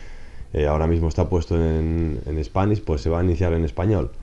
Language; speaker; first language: Spanish; native; Spanish